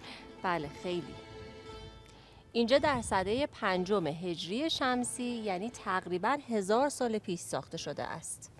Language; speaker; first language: Persian; non-native, fluent; Urdu